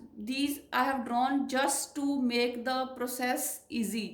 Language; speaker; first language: English; non-native, local second language; Punjabi